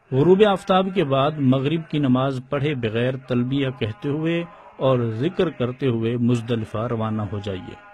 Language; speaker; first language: Urdu; native; Urdu